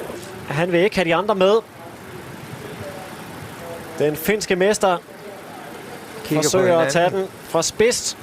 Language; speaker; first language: Danish; native; Danish